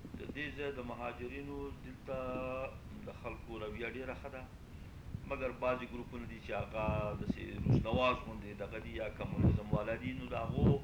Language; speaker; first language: Pashto; non-native, local second language; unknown